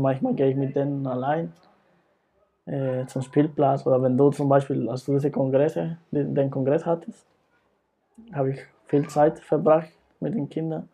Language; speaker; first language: German; non-native, fluent; Spanish